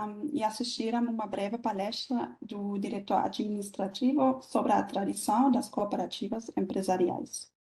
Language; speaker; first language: Portuguese; non-native, fluent; German